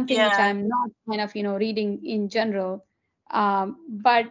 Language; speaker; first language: English; non-native, local second language; Hindi